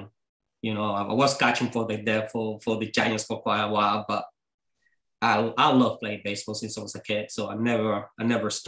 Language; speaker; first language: English; non-native, fluent; Spanish